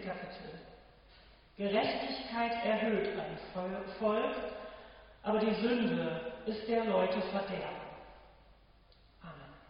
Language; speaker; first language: German; native; German